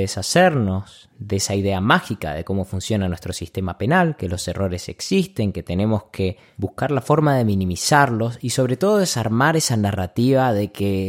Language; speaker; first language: Spanish; native; Spanish